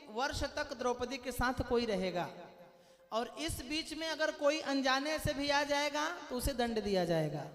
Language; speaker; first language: Hindi; non-native, local second language; Marathi